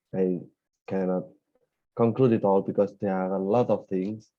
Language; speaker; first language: English; non-native, fluent; Indonesian